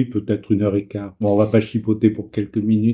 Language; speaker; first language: French; native; French